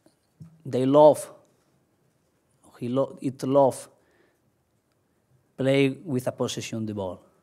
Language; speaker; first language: English; non-native, learner; Spanish